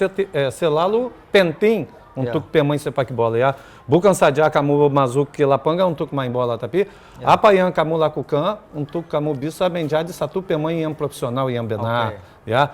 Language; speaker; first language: Indonesian; non-native, fluent; Portuguese